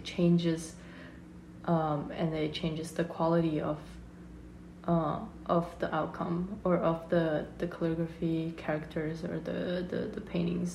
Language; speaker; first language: English; non-native, local second language; Cantonese